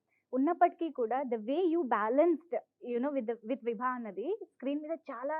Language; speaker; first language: Telugu; native; Telugu